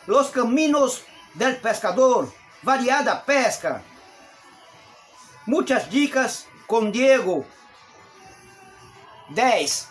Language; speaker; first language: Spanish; non-native, learner; Portuguese